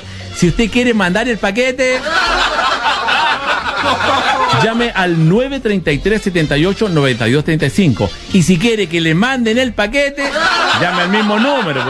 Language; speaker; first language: Spanish; native; Spanish